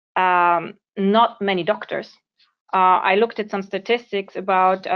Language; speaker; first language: English; non-native, fluent; German